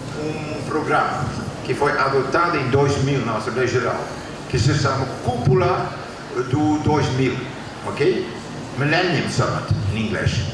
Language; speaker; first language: Portuguese; non-native, fluent; Dutch